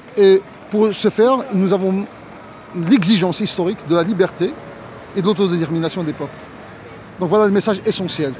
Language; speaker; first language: French; non-native, local second language; Arabic